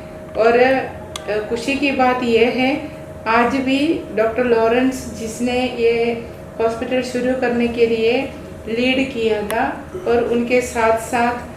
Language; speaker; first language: Hindi; non-native, local second language; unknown